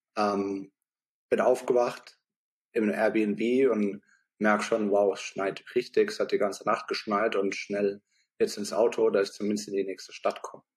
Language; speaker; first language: German; native; German